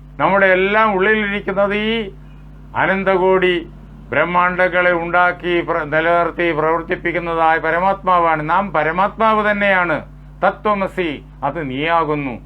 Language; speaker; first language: Malayalam; native; Malayalam